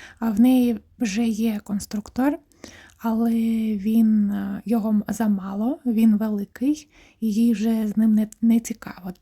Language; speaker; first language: Ukrainian; non-native, local second language; Russian